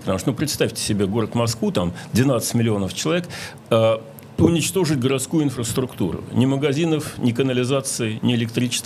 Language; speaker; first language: Russian; native; Russian